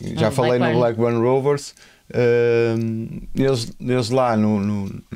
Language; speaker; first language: Portuguese; native; Portuguese